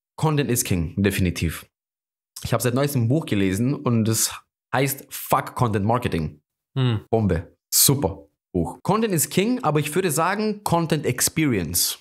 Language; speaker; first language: German; non-native, fluent; Greek